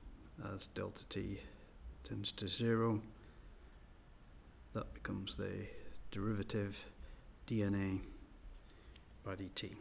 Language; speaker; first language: English; native; English